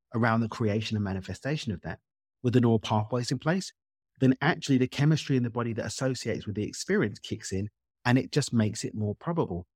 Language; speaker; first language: English; native; English